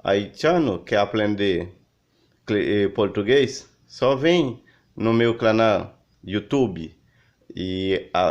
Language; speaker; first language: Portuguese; non-native, learner; Haitian Creole